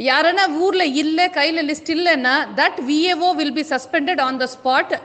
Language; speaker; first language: English; non-native, local second language; Tamil